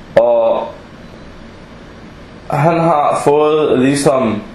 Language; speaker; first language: Danish; early bilingual, other home language; Arabic